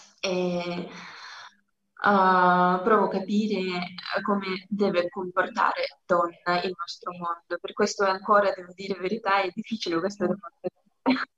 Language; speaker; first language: Italian; non-native, learner; Russian